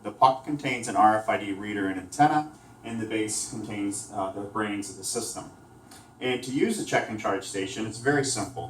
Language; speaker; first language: English; native; English